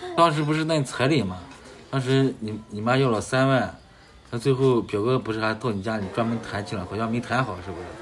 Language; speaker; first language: Chinese; native; Chinese